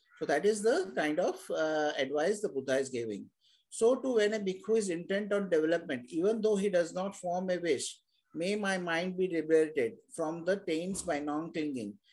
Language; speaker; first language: English; non-native, local second language; Hindi